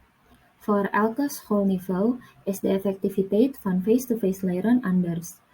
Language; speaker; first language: Dutch; non-native, learner; Indonesian